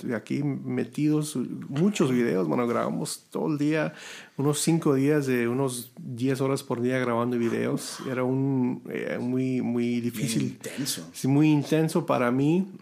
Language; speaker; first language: Spanish; early bilingual, heritage; Spanish